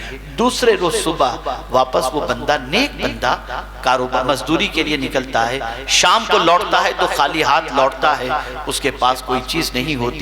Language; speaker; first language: Urdu; native; Urdu